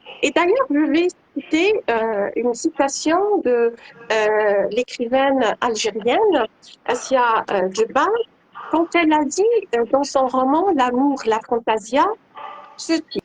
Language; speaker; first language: French; non-native, local second language; Arabic